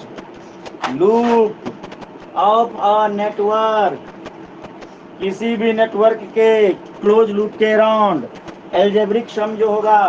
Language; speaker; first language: Hindi; native; Hindi